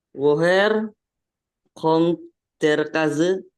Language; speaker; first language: German; non-native, learner; Indonesian